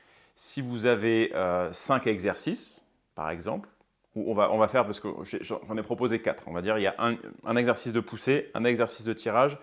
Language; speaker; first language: French; native; French